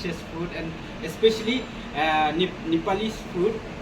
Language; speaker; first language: English; non-native, local second language; Khasi